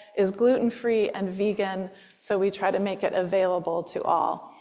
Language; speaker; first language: English; native; English